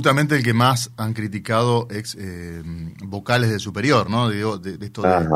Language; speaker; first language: Spanish; native; Spanish